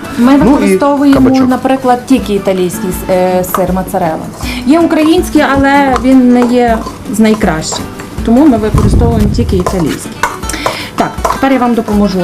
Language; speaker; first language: Ukrainian; native; Ukrainian